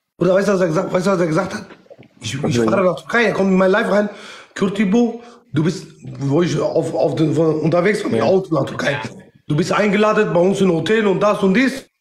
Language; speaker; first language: German; non-native, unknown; Kurdish